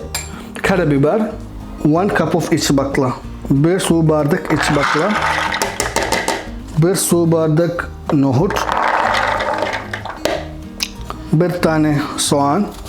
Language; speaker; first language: Turkish; non-native, learner; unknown